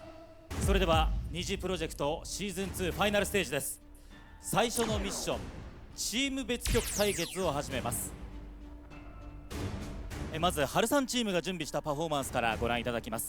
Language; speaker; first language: Japanese; native; Japanese